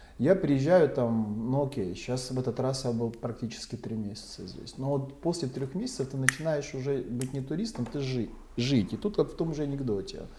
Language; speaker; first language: Russian; native; Russian